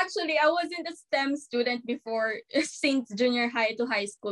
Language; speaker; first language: English; non-native, local second language; Filipino